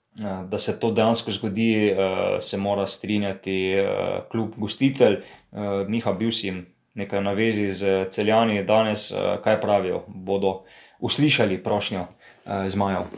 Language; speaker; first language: Slovenian; native; Slovenian